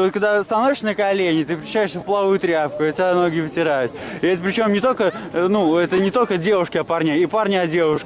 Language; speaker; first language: Russian; native; Russian